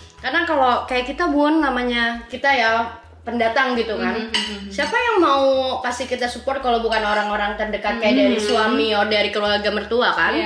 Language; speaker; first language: Indonesian; native; Indonesian